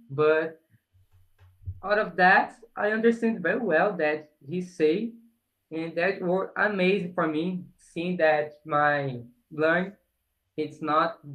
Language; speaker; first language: English; non-native, learner; Portuguese